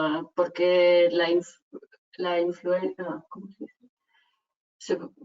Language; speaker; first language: Spanish; non-native, fluent; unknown